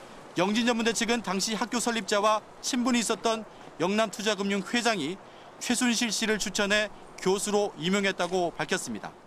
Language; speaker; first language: Korean; native; Korean